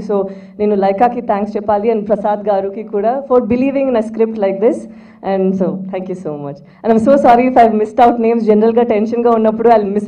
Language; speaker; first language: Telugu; non-native, local second language; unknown